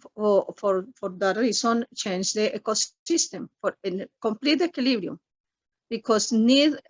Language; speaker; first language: English; non-native, learner; Spanish